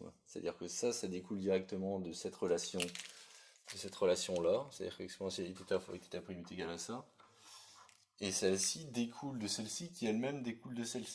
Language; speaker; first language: French; native; French